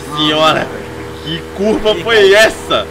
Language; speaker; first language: Portuguese; native; Portuguese